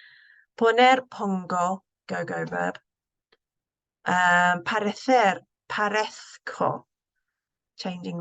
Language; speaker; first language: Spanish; non-native, fluent; English